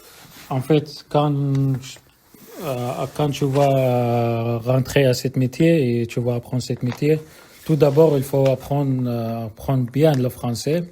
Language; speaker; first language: French; non-native, learner; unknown